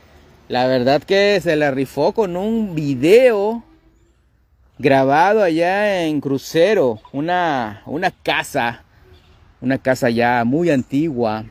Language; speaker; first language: Spanish; native; Spanish